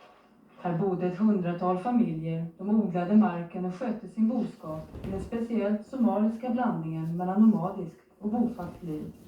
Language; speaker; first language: Swedish; native; Swedish